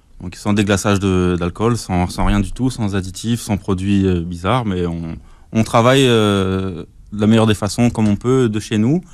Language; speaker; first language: French; native; French